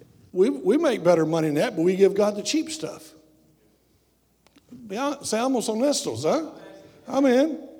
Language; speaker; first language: English; native; English